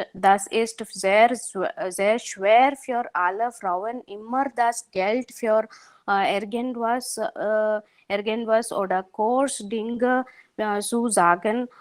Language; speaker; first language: German; non-native, learner; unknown